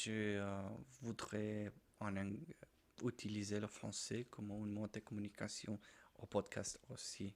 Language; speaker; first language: French; non-native, learner; Spanish